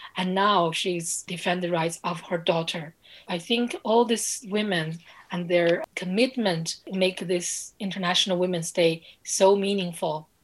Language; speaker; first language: English; non-native, fluent; Chinese